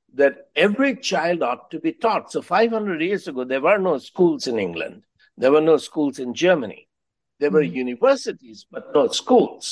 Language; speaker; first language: English; non-native, local second language; Hindi